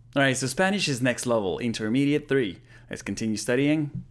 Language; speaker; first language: English; non-native, fluent; Japanese